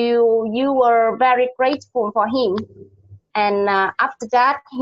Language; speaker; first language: English; non-native, learner; Vietnamese